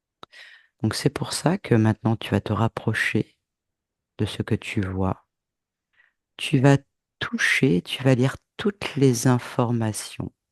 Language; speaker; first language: French; native; French